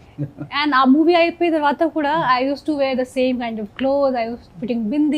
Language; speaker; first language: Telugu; non-native, fluent; Hindi